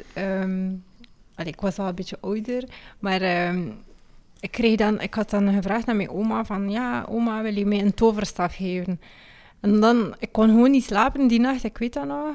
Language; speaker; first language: Dutch; early bilingual, other home language; Amharic